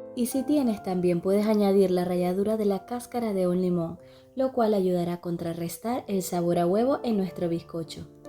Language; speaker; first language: Spanish; native; Spanish